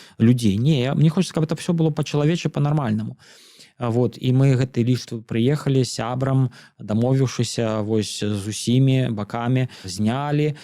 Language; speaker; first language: Belarusian; non-native, local second language; Russian